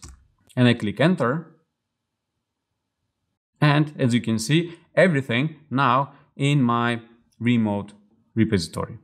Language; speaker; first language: English; non-native, fluent; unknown